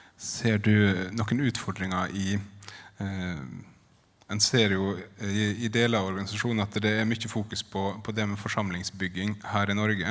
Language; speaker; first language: Norwegian; native; Norwegian